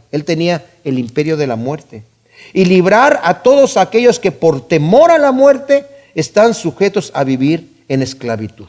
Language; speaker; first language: Spanish; native; Spanish